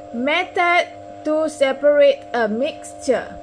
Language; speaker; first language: English; non-native, local second language; Malay